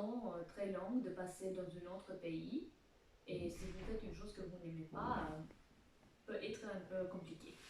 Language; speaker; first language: French; non-native, fluent; Albanian